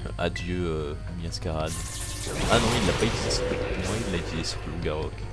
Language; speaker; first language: French; native; French